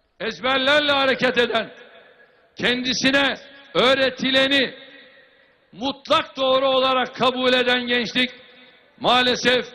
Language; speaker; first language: Turkish; native; Turkish